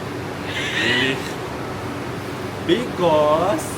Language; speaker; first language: English; non-native, learner; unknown